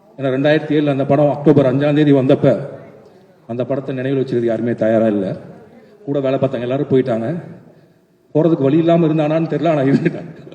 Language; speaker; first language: Tamil; native; Tamil